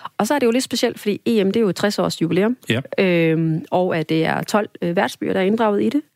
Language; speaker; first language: Danish; early bilingual, other home language; Tamil